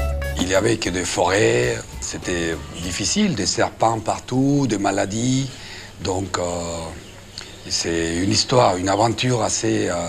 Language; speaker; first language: French; non-native, fluent; Spanish